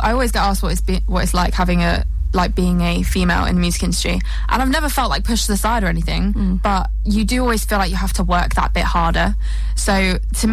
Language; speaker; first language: English; native; English